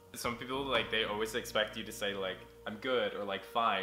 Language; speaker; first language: English; native; English